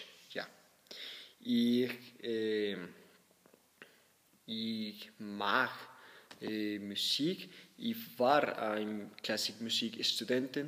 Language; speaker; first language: German; non-native, learner; Spanish